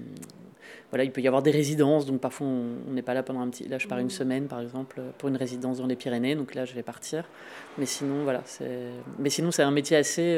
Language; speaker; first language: French; native; French